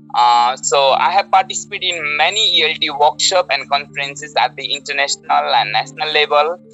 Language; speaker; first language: English; non-native, local second language; Nepali